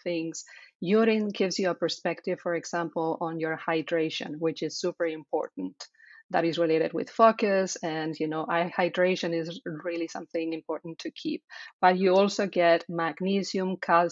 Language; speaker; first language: English; non-native, fluent; Spanish